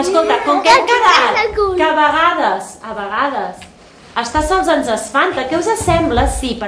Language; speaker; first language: Catalan; native; Catalan